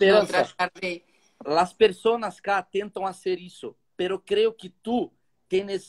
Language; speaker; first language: Spanish; non-native, learner; Portuguese